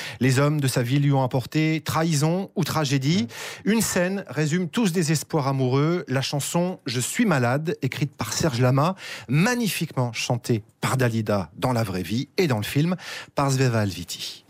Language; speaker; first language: French; native; French